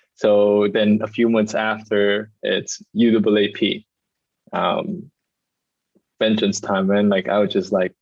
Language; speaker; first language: English; non-native, local second language; Filipino